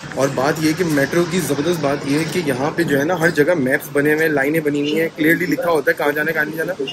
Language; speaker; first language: Urdu; native; Urdu